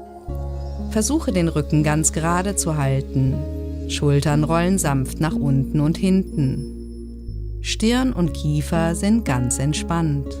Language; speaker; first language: German; native; German